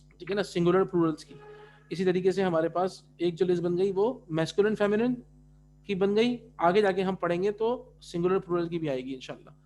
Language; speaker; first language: Urdu; native; Urdu